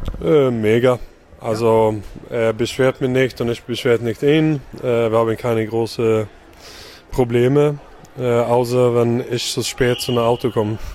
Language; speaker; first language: German; non-native, learner; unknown